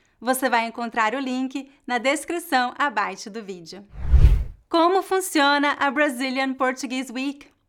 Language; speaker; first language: Portuguese; native; Portuguese